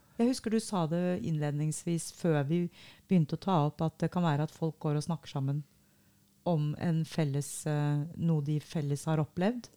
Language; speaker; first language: Norwegian; native; Norwegian